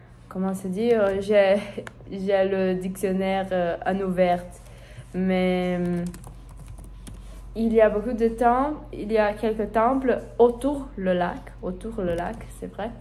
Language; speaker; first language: French; non-native, learner; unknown